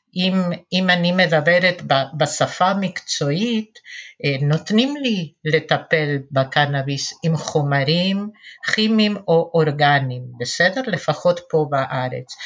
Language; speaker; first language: Hebrew; non-native, fluent; Spanish